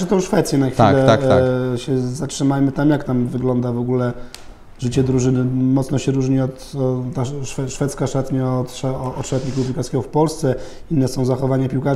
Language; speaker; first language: Polish; native; Polish